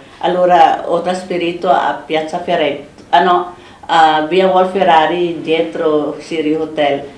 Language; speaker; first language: Italian; non-native, fluent; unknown